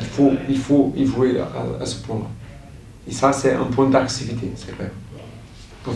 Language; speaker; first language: French; non-native, fluent; Portuguese